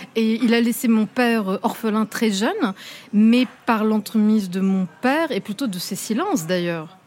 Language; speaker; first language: French; non-native, local second language; Arabic